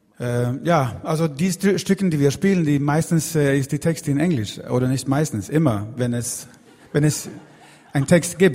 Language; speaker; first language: German; non-native, learner; Swedish